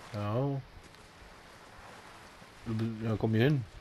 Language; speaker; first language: German; native; German